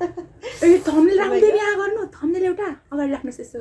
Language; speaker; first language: Nepali; native; Nepali